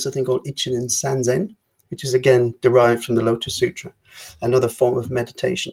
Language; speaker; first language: English; native; English